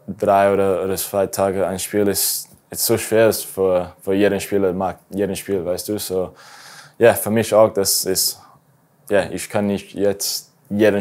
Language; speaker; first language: German; non-native, learner; English